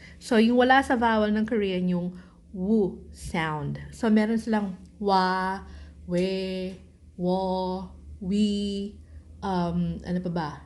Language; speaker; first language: Filipino; native; Filipino